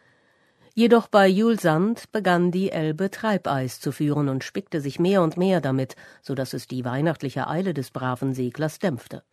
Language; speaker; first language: German; native; German